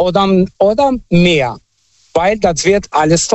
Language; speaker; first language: German; non-native, fluent; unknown